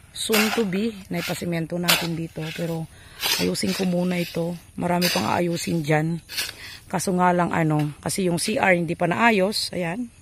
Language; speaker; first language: Filipino; non-native, local second language; Iloko